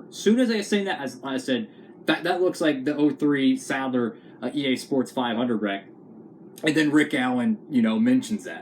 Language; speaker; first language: English; native; English